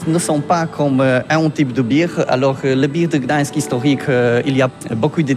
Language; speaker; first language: French; non-native, learner; Polish